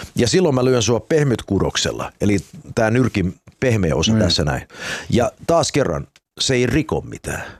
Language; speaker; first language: Finnish; early bilingual, heritage; Finnish